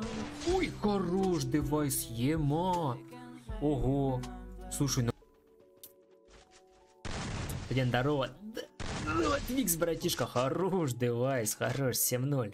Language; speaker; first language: Russian; native; Russian